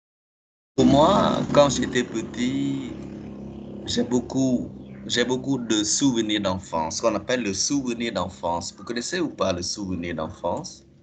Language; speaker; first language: French; non-native, fluent; Khmer